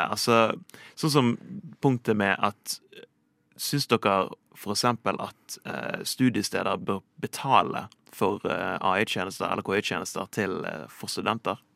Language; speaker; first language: Norwegian; native; Norwegian